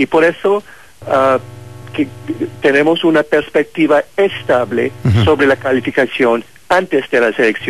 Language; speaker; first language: Spanish; non-native, fluent; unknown